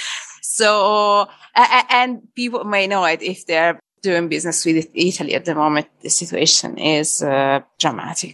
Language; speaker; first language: English; non-native, fluent; Italian